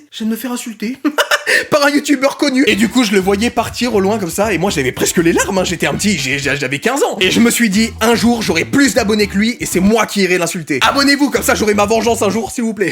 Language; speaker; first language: French; native; French